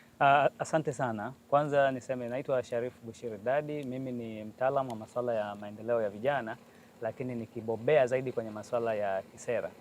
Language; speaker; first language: Swahili; native; Swahili